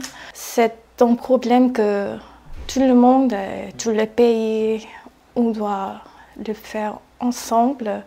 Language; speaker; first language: French; non-native, learner; Korean